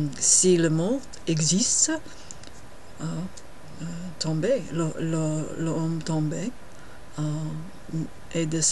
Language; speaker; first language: French; non-native, learner; English